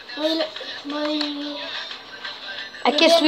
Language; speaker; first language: Polish; early bilingual, heritage; Polish